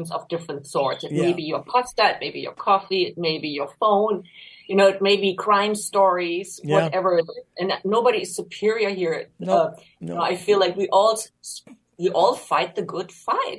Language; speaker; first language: English; non-native, fluent; German